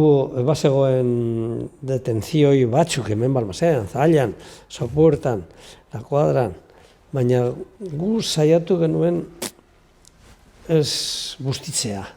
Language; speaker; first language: Basque; non-native, local second language; Spanish